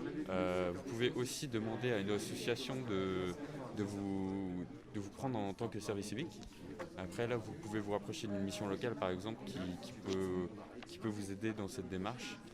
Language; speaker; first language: French; native; French